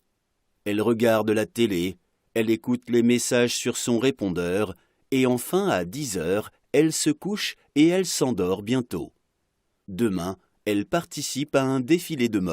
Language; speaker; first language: French; non-native, fluent; Arabic